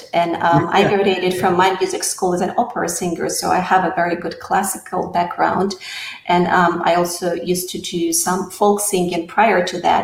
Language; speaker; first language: English; non-native, fluent; Russian